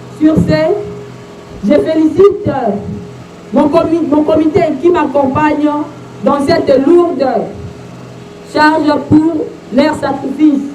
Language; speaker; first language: French; non-native, local second language; Lingala